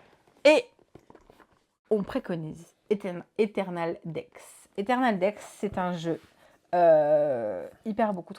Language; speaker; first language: French; native; French